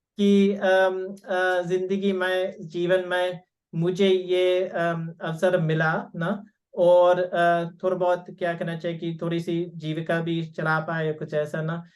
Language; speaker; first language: Hindi; non-native, fluent; English